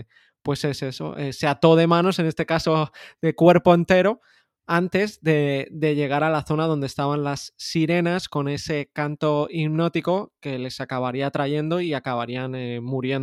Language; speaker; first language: Spanish; native; Spanish